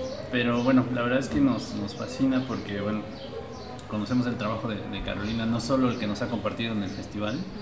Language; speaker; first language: Spanish; native; Spanish